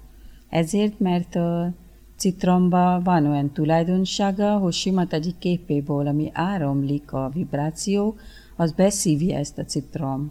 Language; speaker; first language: Hungarian; early bilingual, other home language; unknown